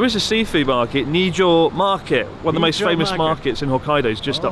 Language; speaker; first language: English; native; English